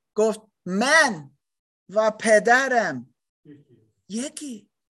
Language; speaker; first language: Persian; non-native, learner; German